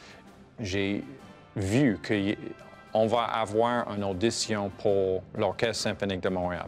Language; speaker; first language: French; non-native, fluent; English